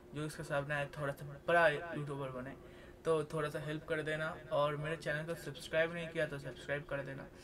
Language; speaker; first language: Hindi; non-native, local second language; Bangla